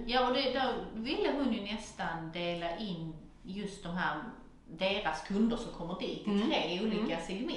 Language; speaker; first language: Swedish; native; Swedish